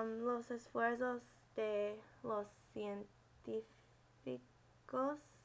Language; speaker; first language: Spanish; non-native, learner; English